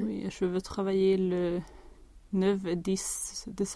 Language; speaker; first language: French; non-native, learner; Swedish